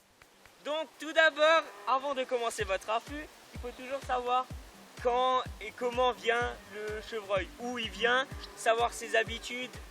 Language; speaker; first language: French; native; French